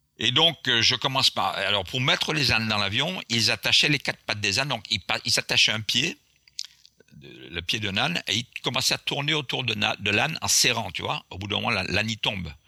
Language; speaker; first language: French; non-native, local second language; Guadeloupean Creole French